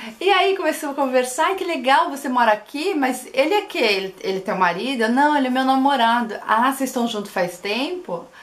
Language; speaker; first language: Portuguese; native; Portuguese